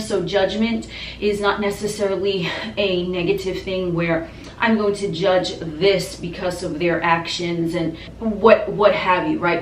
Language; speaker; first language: English; native; English